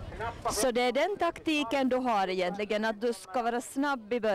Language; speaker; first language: Swedish; native; Swedish